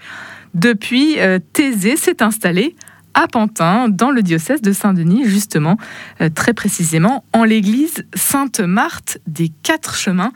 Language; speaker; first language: French; native; French